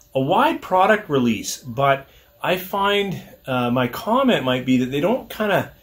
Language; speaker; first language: English; native; English